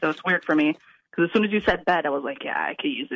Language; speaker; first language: English; non-native, fluent; Italian